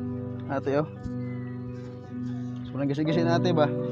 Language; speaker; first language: Filipino; non-native, local second language; Cebuano